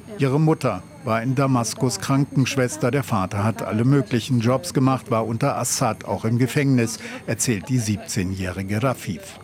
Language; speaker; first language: German; native; German